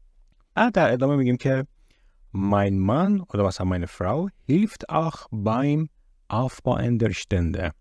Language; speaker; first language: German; non-native, fluent; Persian